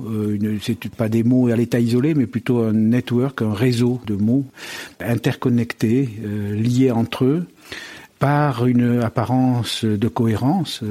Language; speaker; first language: French; native; French